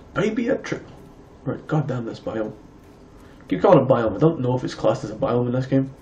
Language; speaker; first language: English; native; English